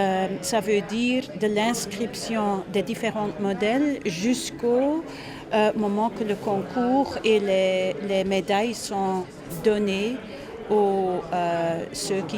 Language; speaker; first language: French; non-native, fluent; Dutch